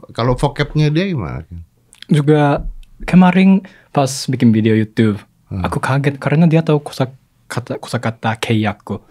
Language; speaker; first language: Indonesian; non-native, fluent; Japanese